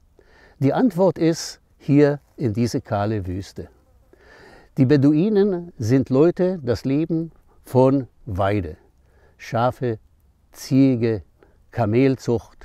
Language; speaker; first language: German; non-native, fluent; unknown